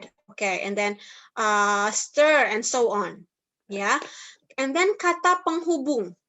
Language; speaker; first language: English; non-native, fluent; Indonesian